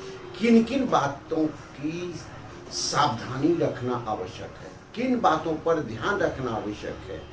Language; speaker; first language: Hindi; native; Hindi